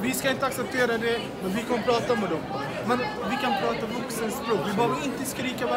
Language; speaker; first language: Swedish; non-native, fluent; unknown